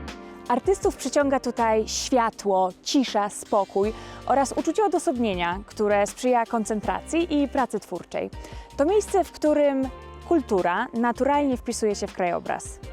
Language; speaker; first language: Polish; native; Polish